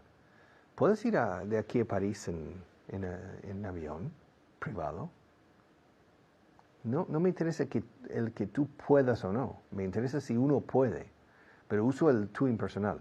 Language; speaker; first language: Spanish; non-native, fluent; English